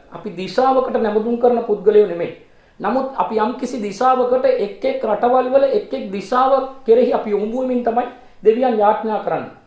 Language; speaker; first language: Sinhala; non-native, local second language; Tamil